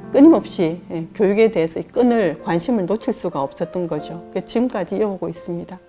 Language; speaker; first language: Korean; native; Korean